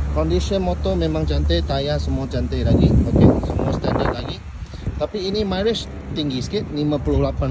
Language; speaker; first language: Malay; non-native, local second language; Chinese